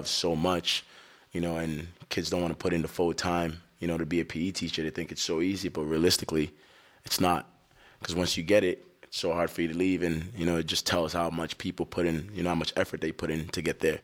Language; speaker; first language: English; early bilingual, other home language; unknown